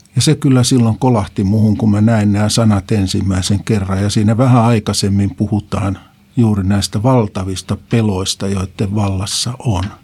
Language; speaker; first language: Finnish; native; Finnish